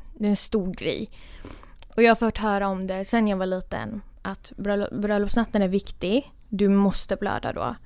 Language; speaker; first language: Swedish; early bilingual, other home language; Kurdish